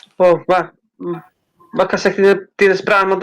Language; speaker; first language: Welsh; native; Welsh